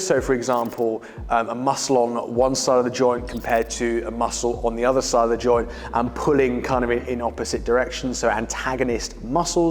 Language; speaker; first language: English; native; English